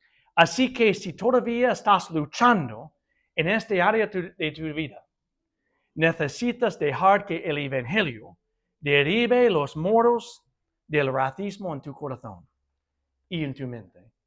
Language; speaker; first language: Spanish; non-native, fluent; English